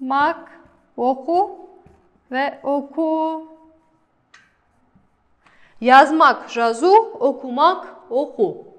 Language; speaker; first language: Turkish; non-native, fluent; Kazakh